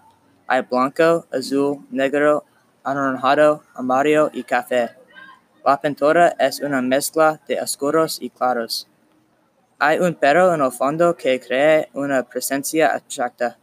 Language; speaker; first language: Spanish; non-native, learner; English